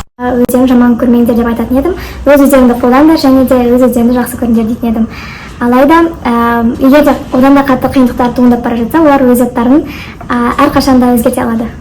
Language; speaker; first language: Kazakh; non-native, local second language; Russian